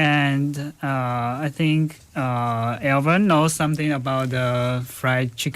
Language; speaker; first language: English; non-native, fluent; Chinese